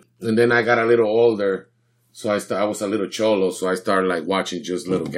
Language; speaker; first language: English; non-native, fluent; Spanish